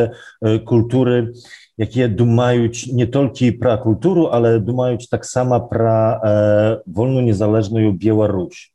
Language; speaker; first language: Belarusian; non-native, local second language; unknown